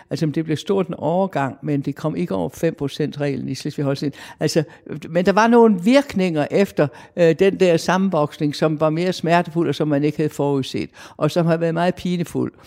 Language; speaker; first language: Danish; native; Danish